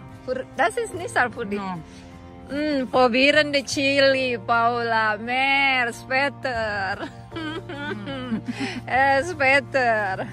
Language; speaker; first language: German; non-native, learner; Indonesian